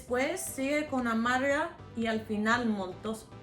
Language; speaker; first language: Spanish; non-native, fluent; English